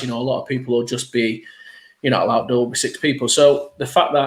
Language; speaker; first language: English; native; English